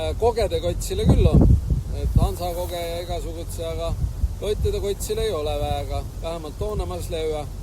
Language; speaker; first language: Estonian; native; Estonian